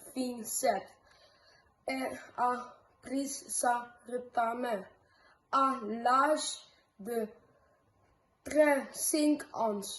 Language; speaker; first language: French; non-native, learner; Dutch